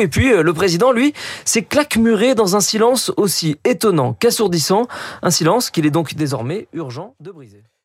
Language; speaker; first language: French; native; French